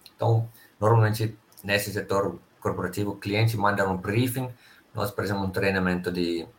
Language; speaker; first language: Portuguese; non-native, fluent; Finnish